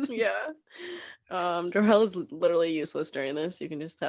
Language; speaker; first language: English; native; English